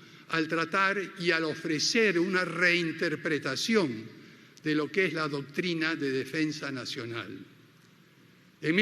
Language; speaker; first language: Spanish; native; Spanish